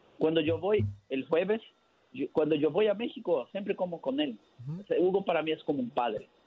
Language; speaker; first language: Spanish; non-native, fluent; Portuguese